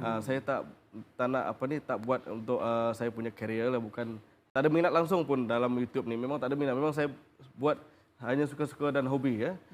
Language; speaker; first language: Malay; non-native, local second language; Iban